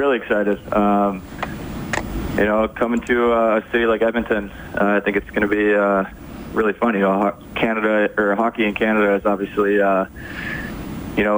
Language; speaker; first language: English; native; English